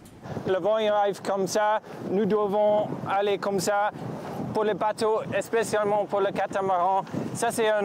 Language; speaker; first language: French; non-native, fluent; English